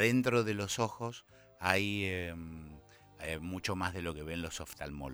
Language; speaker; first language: Spanish; native; Spanish